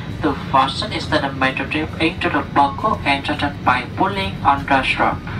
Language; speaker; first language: English; non-native, learner; Vietnamese